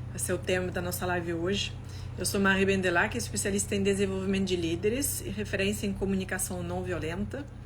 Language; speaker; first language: Portuguese; non-native, fluent; French